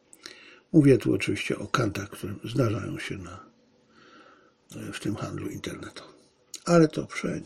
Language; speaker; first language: Polish; native; Polish